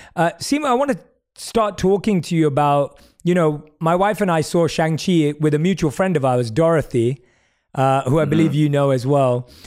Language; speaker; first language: English; native; English